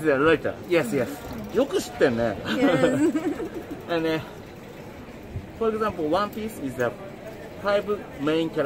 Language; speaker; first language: English; non-native, learner; Japanese